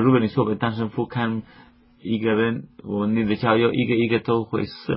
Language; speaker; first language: Chinese; non-native, fluent; Spanish